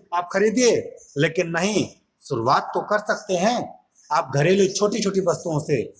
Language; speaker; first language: Hindi; native; Hindi